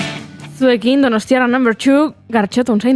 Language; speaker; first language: Basque; native; Basque